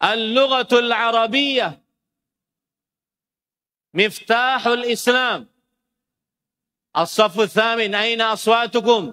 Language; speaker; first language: Arabic; non-native, fluent; Indonesian